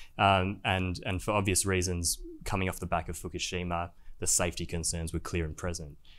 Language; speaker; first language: English; native; English